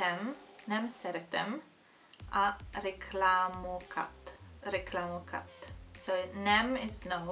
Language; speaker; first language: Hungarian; non-native, learner; Italian